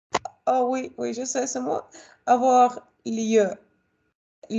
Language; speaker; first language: French; non-native, learner; Russian